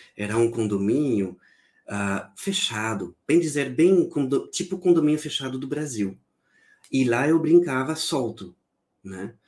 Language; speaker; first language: Portuguese; non-native, fluent; French